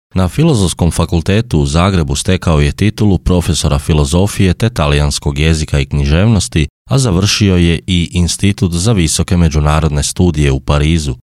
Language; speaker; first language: Croatian; native; Croatian